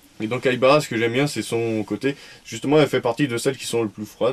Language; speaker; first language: French; native; French